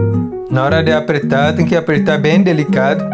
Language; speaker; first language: Portuguese; non-native, learner; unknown